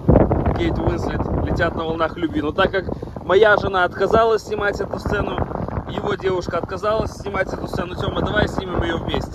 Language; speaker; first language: Russian; native; Russian